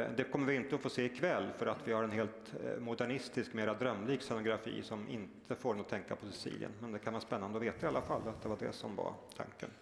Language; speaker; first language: Swedish; native; Swedish